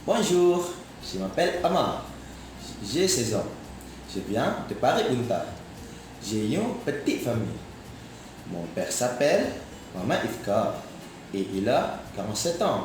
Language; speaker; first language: French; non-native, learner; Malay